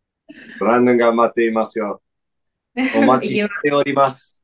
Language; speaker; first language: Japanese; non-native, fluent; English